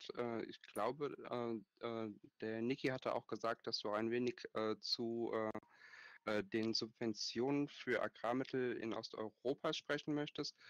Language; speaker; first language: German; native; German